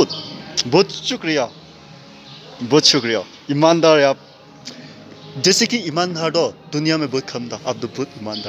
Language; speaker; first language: Hindi; non-native, local second language; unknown